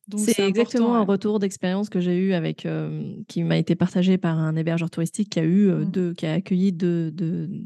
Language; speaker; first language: French; native; French